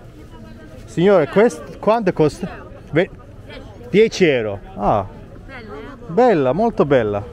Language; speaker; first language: Italian; non-native, learner; Turkish